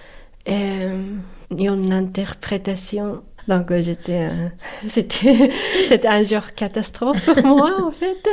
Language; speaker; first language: French; non-native, fluent; Japanese